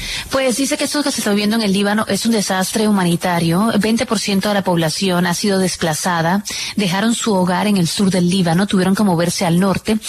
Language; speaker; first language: Spanish; native; Spanish